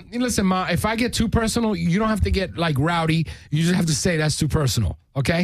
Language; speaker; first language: English; early bilingual, other home language; Spanish